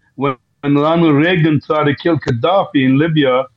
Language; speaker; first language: English; non-native, fluent; Armenian